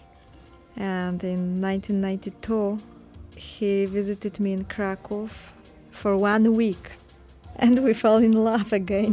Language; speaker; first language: English; non-native, learner; Polish